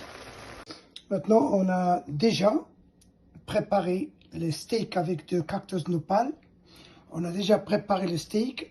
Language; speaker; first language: French; non-native, fluent; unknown